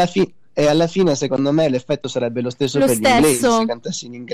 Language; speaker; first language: Italian; native; Italian